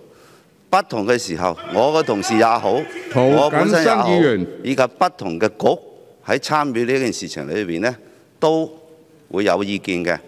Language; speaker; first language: Chinese; non-native, local second language; Cantonese